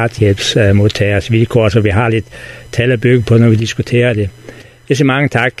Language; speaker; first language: Danish; native; Danish